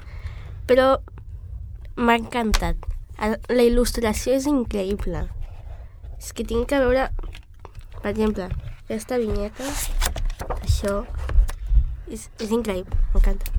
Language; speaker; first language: Catalan; non-native, local second language; Spanish